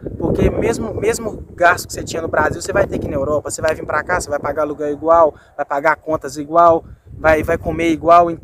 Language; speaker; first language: Portuguese; native; Portuguese